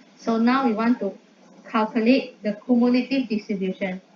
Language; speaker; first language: English; non-native, local second language; Malay